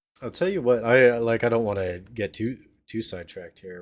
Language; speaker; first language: English; native; English